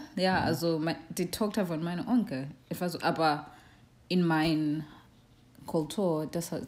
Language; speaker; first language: German; non-native, learner; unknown